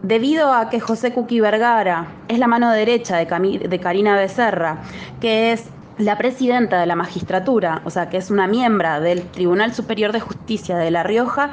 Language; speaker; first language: Spanish; native; Spanish